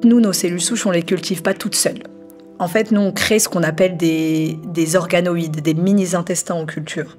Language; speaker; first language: French; early bilingual, other home language; Arabic